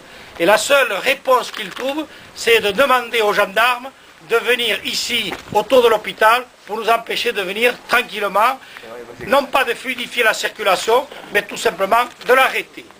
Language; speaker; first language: French; native; French